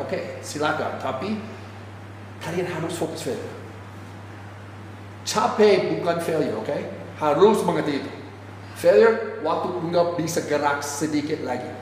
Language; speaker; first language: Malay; non-native, fluent; English